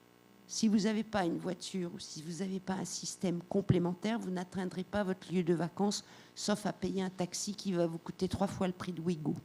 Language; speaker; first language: French; native; French